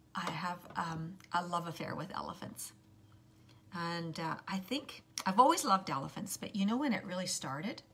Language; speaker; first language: English; native; English